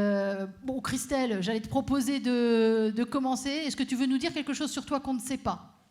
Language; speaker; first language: French; native; French